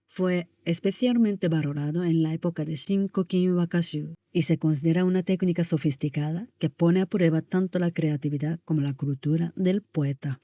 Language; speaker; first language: Spanish; non-native, fluent; Japanese